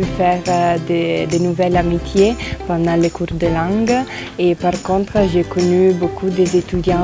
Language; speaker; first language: French; non-native, fluent; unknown